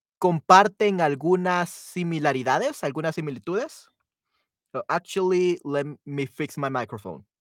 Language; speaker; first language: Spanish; native; Spanish